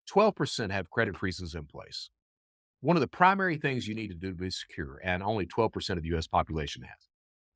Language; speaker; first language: English; native; English